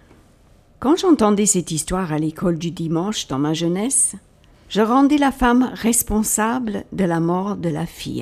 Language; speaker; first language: French; native; French